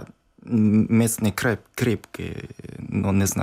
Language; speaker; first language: Ukrainian; non-native, learner; Japanese